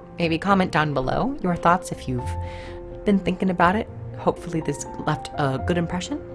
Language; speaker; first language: English; native; English